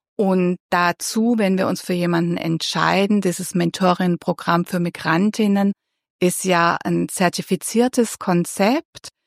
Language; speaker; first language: German; native; German